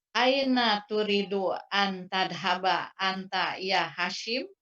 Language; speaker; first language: Arabic; non-native, learner; Indonesian